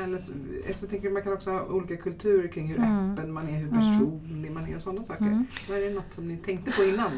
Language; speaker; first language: Swedish; native; Swedish